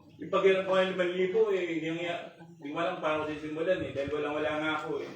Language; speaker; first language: Filipino; native; Filipino